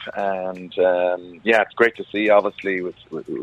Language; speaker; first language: English; native; English